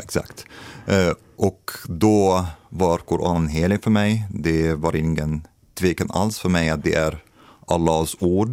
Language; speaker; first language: Swedish; non-native, fluent; Arabic